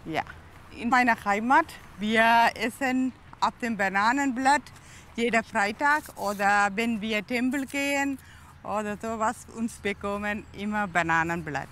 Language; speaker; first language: German; non-native, learner; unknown